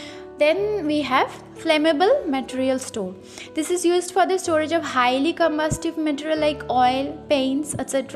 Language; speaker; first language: English; non-native, local second language; Bangla